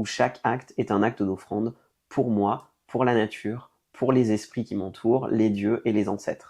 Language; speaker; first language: French; native; French